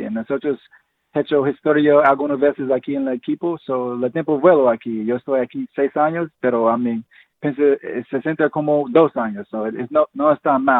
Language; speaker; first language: Spanish; non-native, fluent; English